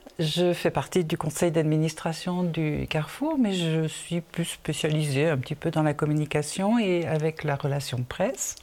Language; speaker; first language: French; native; French